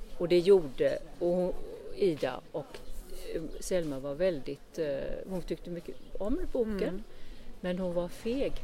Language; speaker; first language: Swedish; early bilingual, other home language; Estonian